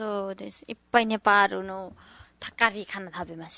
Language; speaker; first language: Japanese; non-native, learner; Nepali